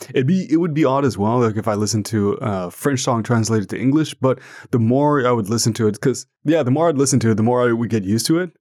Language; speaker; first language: English; non-native, fluent; French